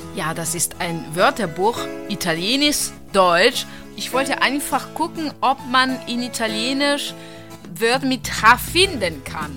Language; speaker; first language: German; non-native, fluent; Italian